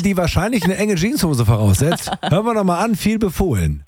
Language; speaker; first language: German; native; German